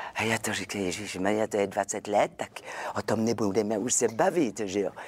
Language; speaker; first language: Czech; non-native, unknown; French